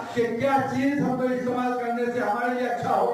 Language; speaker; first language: Hindi; non-native, local second language; Bangla